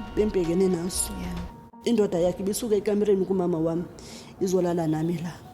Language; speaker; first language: Zulu; non-native, local second language; Xhosa